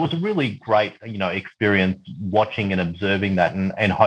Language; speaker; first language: English; native; English